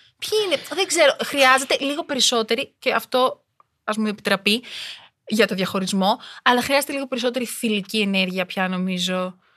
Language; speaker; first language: Greek; early bilingual, other home language; Albanian